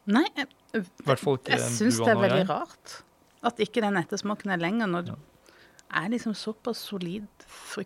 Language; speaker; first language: Norwegian; native; Norwegian